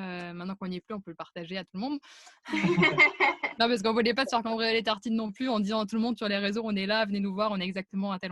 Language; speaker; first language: French; native; French